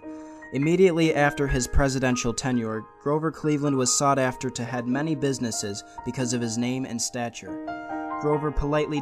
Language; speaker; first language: English; native; English